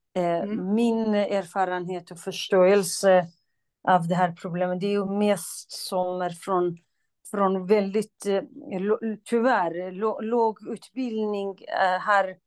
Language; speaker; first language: Swedish; non-native, fluent; Kurdish